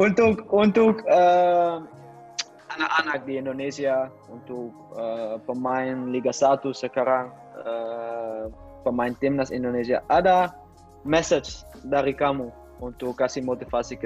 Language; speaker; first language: Indonesian; non-native, learner; Dutch